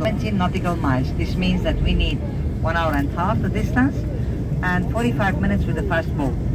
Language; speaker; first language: English; non-native, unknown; Greek